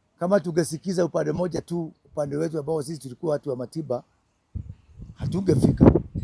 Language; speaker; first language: Swahili; native; Swahili